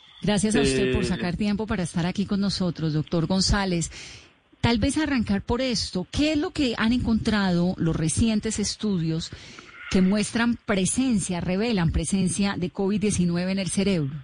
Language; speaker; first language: Spanish; native; Spanish